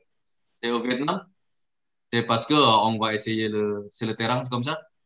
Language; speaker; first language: French; non-native, learner; Indonesian